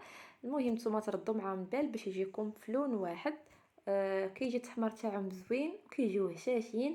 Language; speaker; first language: Arabic; native; Arabic